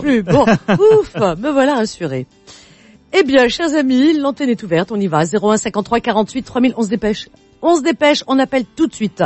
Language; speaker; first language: French; native; French